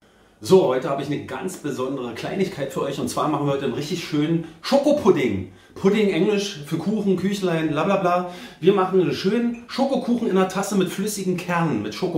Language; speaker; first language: German; native; German